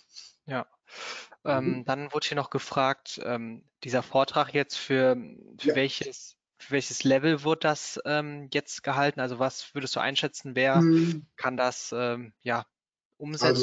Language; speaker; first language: German; native; German